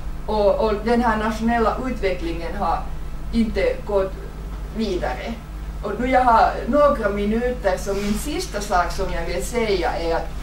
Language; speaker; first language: Swedish; non-native, fluent; Finnish